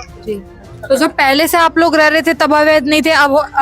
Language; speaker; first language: Hindi; native; Hindi